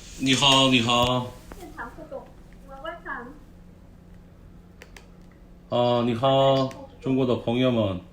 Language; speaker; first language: Chinese; non-native, learner; Korean